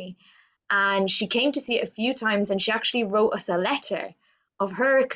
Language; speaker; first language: English; native; English